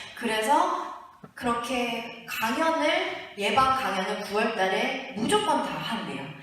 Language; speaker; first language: Korean; early bilingual, heritage; Korean